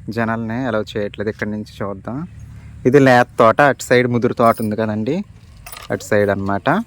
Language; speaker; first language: Telugu; native; Telugu